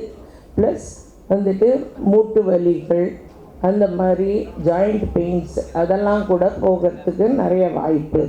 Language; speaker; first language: Tamil; native; Tamil